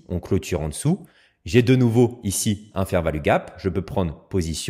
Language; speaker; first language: French; native; French